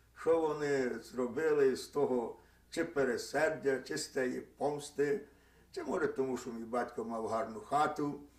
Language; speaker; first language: Ukrainian; native; Ukrainian